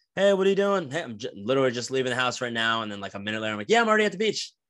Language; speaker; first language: English; native; English